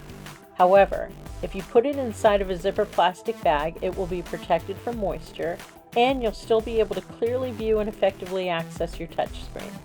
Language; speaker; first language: English; native; English